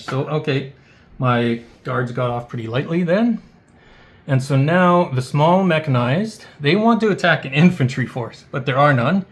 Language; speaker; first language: English; native; English